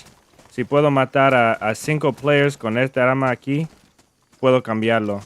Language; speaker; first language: Spanish; non-native, learner; English